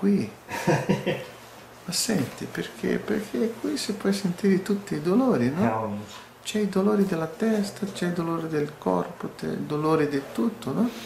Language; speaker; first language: Italian; non-native, learner; Portuguese